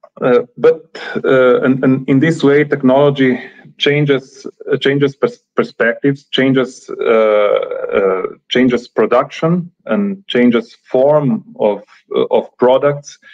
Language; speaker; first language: English; non-native, fluent; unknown